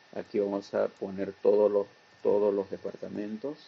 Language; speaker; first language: Spanish; native; Spanish